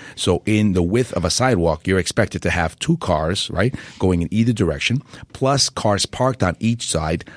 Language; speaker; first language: English; native; English